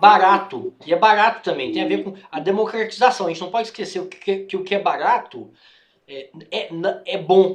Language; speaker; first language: Portuguese; native; Portuguese